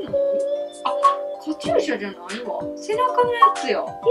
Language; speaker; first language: Japanese; native; Japanese